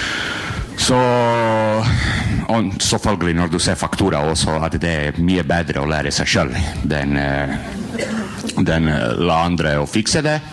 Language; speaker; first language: Norwegian; non-native, learner; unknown